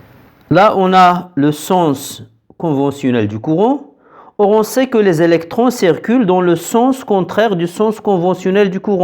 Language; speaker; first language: French; non-native, local second language; Arabic